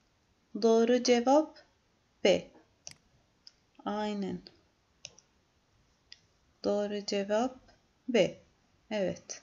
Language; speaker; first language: Turkish; non-native, fluent; Arabic